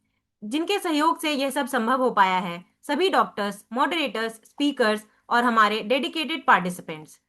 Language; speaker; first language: Hindi; native; Hindi